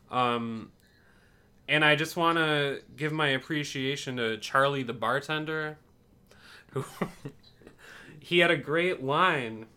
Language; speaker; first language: English; native; English